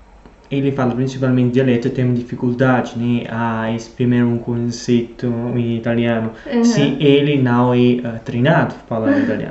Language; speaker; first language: Portuguese; non-native, fluent; Italian